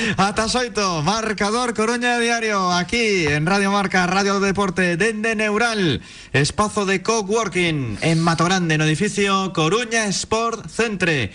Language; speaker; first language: Galician; native; Galician